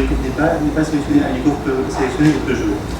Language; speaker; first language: French; non-native, fluent; Russian